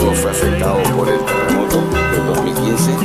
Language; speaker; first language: Spanish; native; Spanish